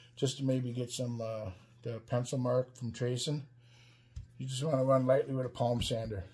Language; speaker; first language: English; native; English